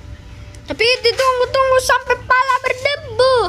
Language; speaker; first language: Indonesian; native; Indonesian